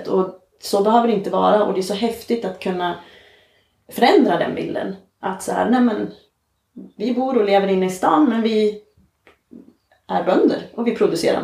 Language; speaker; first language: Swedish; native; Swedish